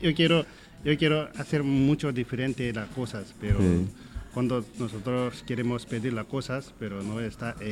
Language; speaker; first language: Spanish; non-native, learner; Nepali